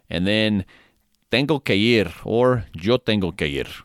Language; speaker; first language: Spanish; non-native, fluent; English